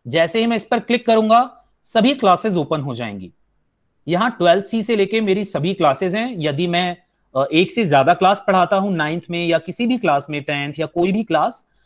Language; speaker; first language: Hindi; native; Hindi